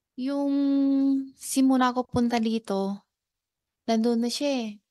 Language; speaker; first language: Filipino; non-native, learner; Chinese